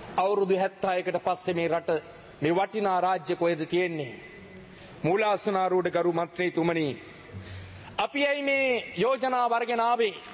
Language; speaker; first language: Sinhala; native; Sinhala